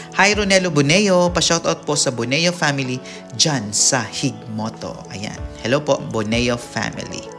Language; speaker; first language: Filipino; non-native, local second language; Bikol